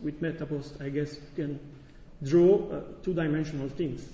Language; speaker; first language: English; non-native, fluent; Italian